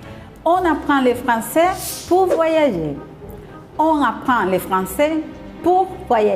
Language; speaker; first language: French; non-native, fluent; Spanish